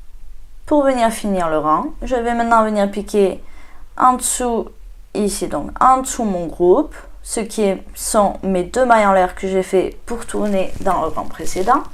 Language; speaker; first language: French; native; French